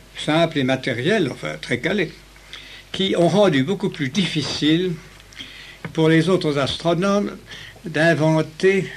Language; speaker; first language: French; native; French